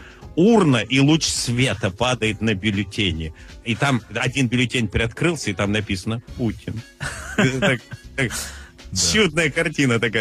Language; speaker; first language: Russian; native; Russian